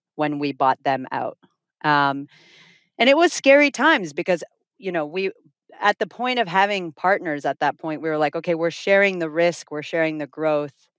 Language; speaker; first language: English; non-native, fluent; Finnish